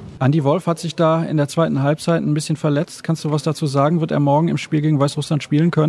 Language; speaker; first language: German; native; German